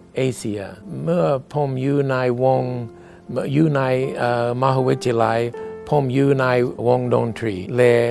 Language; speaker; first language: Thai; non-native, learner; English